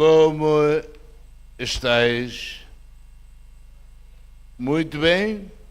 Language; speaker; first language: Portuguese; non-native, learner; Malay